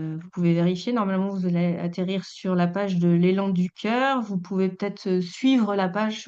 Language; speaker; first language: French; native; French